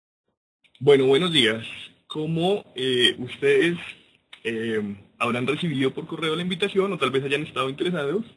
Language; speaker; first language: Spanish; native; Spanish